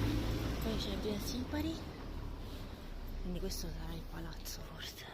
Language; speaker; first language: Italian; native; Italian